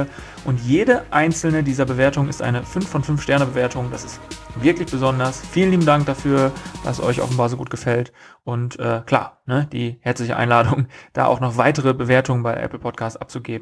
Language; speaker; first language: German; native; German